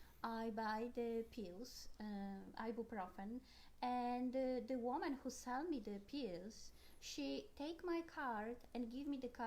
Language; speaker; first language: English; non-native, learner; Polish